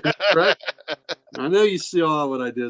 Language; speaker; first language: English; native; English